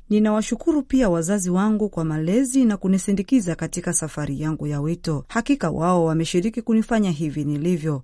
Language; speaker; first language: Swahili; native; Swahili